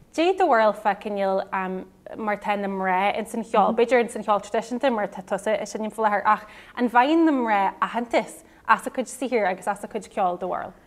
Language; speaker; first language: Irish; non-native, local second language; English